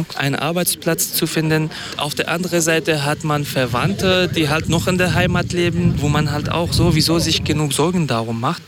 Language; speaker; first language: German; non-native, fluent; Kurdish